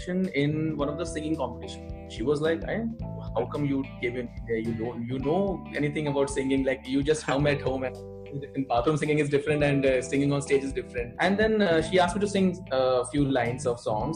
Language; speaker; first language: English; non-native, local second language; Bangla